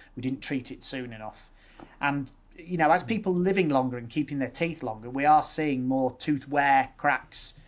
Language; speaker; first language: English; native; English